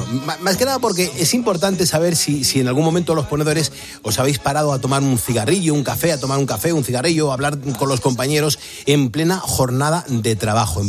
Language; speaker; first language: Spanish; native; Spanish